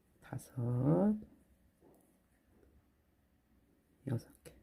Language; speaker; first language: Korean; native; Korean